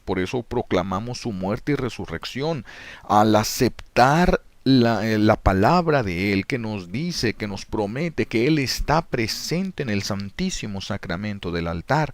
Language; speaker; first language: Spanish; native; Spanish